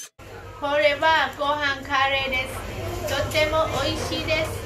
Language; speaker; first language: Japanese; non-native, learner; Thai